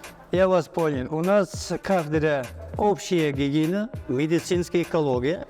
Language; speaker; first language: Russian; non-native, local second language; Uzbek